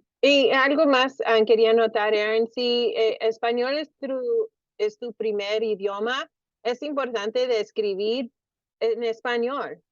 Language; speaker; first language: Spanish; early bilingual, heritage; Spanish